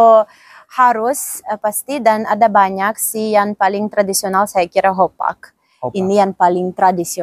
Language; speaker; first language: Indonesian; non-native, fluent; Ukrainian